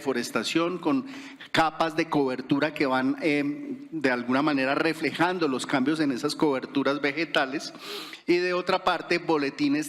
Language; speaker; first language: Spanish; native; Spanish